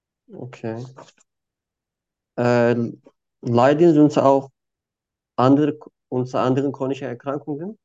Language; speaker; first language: German; non-native, fluent; Turkish